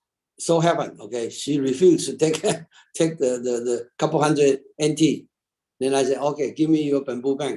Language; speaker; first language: English; non-native, local second language; Chinese